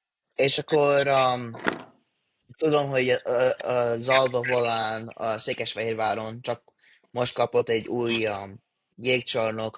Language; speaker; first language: Hungarian; early bilingual, heritage; English